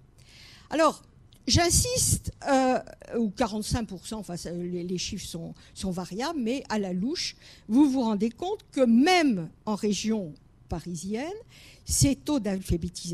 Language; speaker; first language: French; native; French